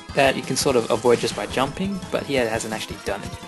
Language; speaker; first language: English; native; English